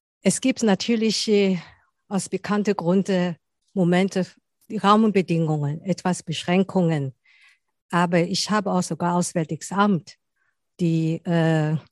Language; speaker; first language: German; non-native, fluent; Chinese